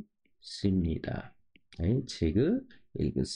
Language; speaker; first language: Korean; non-native, local second language; Nepali